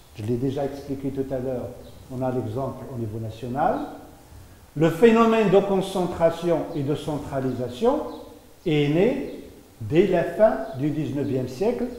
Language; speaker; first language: French; non-native, local second language; Arabic